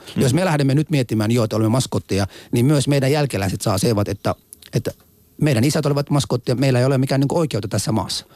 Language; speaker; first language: Finnish; non-native, fluent; Somali